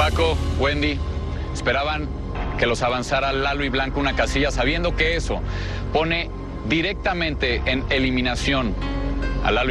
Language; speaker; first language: Spanish; native; Spanish